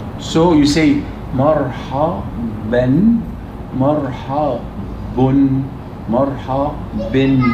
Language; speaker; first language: Arabic; non-native, fluent; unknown